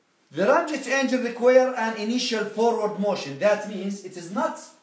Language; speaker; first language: English; non-native, fluent; Arabic